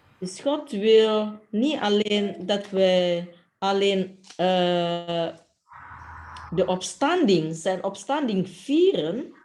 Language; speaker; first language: Dutch; non-native, fluent; Indonesian